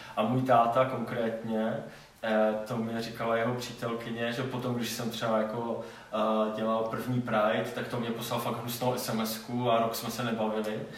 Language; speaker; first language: Czech; non-native, local second language; Polish